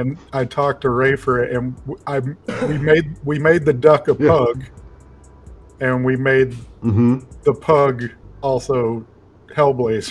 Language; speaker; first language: English; native; English